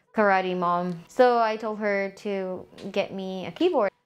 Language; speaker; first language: English; early bilingual, other home language; Spanish